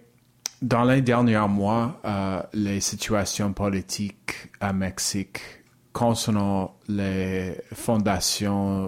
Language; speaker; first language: French; non-native, learner; English